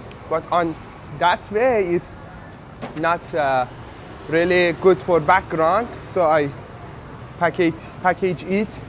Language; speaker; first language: English; non-native, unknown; Persian